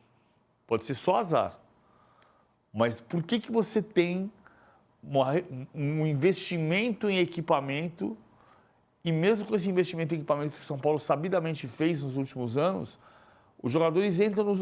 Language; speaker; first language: Portuguese; native; Portuguese